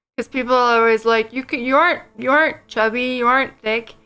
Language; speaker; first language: English; native; English